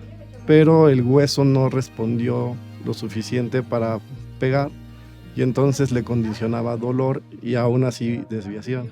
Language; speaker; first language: Spanish; native; Spanish